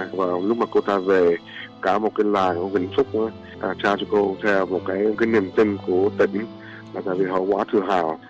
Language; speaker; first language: Vietnamese; early bilingual, heritage; Vietnamese